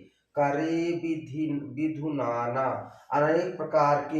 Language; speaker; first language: Hindi; native; Hindi